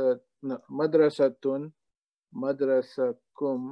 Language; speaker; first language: Arabic; non-native, learner; English